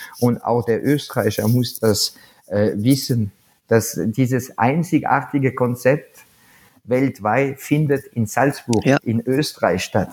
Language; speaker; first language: German; non-native, fluent; French